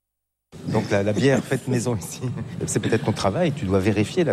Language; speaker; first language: French; native; French